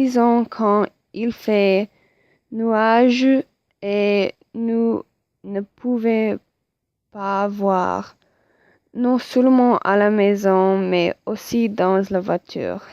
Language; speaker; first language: French; non-native, learner; English